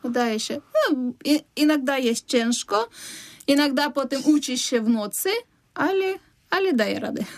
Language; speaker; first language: Polish; non-native, learner; Russian